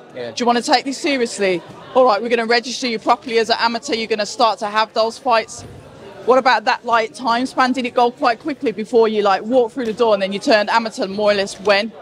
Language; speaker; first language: English; native; English